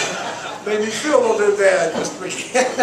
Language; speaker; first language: English; native; English